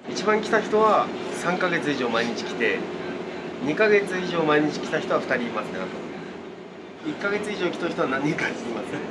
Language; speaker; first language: Japanese; native; Japanese